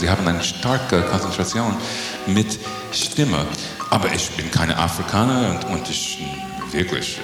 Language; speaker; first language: German; non-native, learner; English